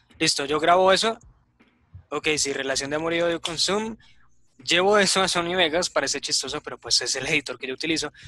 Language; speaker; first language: Spanish; native; Spanish